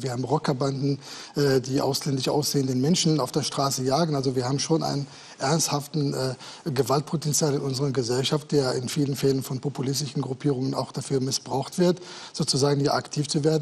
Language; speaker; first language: German; native; German